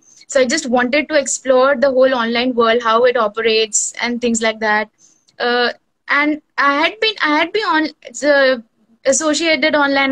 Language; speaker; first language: English; non-native, local second language; Bangla